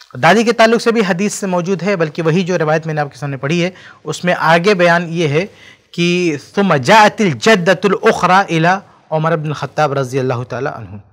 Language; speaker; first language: Hindi; native; Hindi